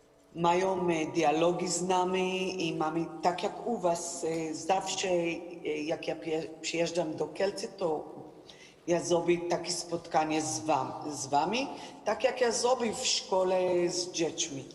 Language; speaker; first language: Polish; non-native, learner; Hebrew